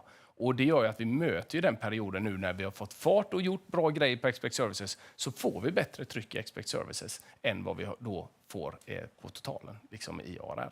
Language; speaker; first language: Swedish; native; Swedish